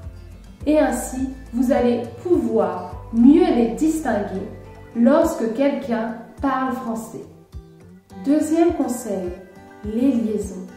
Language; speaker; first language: French; native; French